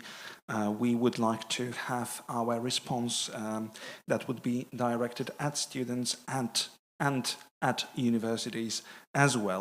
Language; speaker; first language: English; non-native, fluent; Polish